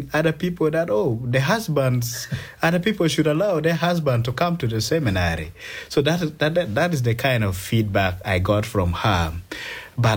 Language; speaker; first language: English; non-native, local second language; Acoli